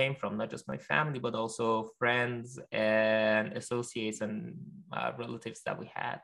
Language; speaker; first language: English; non-native, fluent; Persian